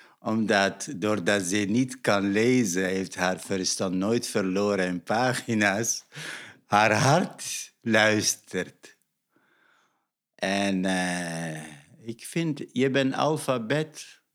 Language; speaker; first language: Dutch; non-native, fluent; Arabic